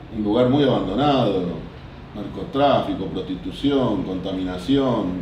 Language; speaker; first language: Spanish; native; Spanish